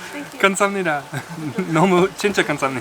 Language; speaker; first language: Korean; non-native, learner; English